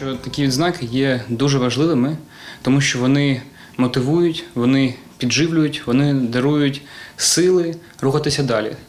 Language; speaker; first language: Ukrainian; native; Ukrainian